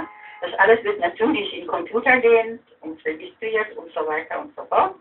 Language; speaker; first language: German; non-native, fluent; Polish